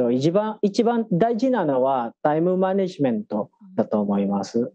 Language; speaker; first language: Japanese; non-native, fluent; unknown